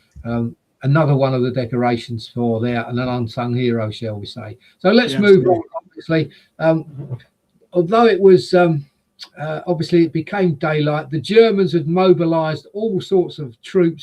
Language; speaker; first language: English; native; English